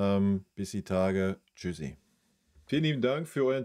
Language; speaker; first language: German; native; German